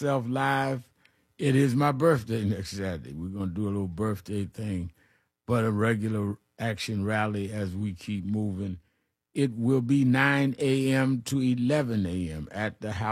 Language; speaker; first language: English; native; English